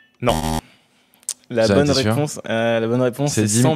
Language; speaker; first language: French; native; French